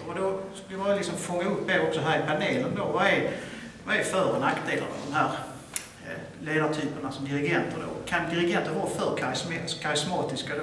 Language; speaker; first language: Swedish; native; Swedish